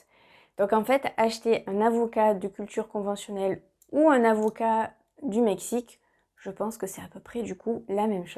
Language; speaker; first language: French; native; French